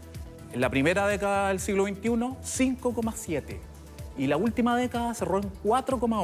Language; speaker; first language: Spanish; native; Spanish